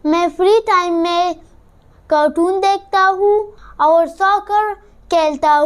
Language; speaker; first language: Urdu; early bilingual, heritage; Urdu